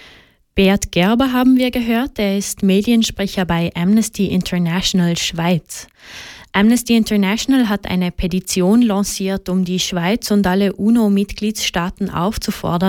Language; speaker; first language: German; native; German